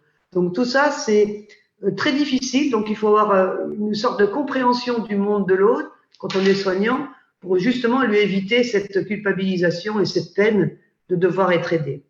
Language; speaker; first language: French; native; French